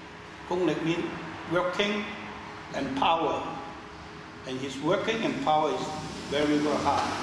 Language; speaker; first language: English; non-native, learner; Chinese